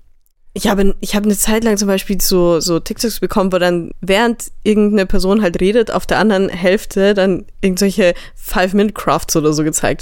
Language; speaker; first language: German; native; German